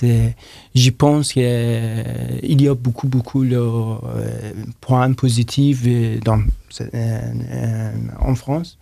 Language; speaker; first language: French; non-native, learner; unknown